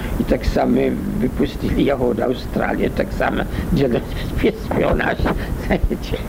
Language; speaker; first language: Belarusian; non-native, learner; French